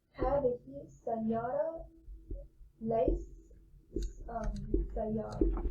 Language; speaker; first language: Arabic; non-native, learner; English